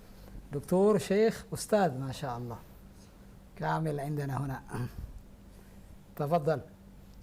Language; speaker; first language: Arabic; non-native, fluent; Indonesian